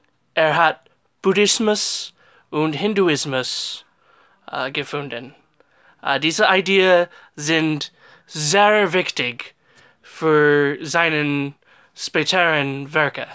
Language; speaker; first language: German; non-native, learner; English